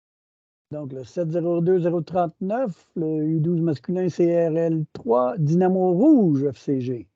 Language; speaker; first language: French; native; French